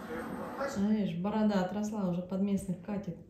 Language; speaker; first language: Russian; native; Russian